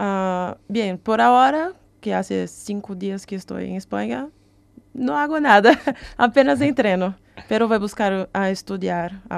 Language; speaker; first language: Spanish; non-native, learner; Portuguese